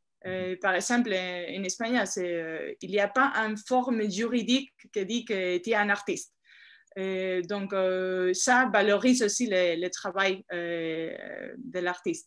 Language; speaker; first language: French; non-native, fluent; Spanish